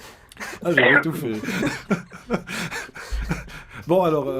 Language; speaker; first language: French; native; French